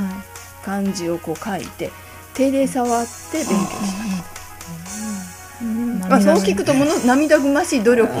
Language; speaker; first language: Japanese; native; Japanese